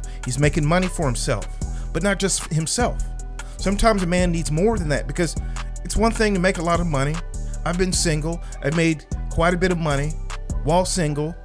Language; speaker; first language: English; native; English